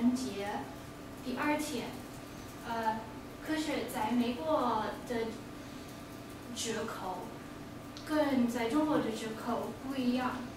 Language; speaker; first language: Chinese; non-native, learner; English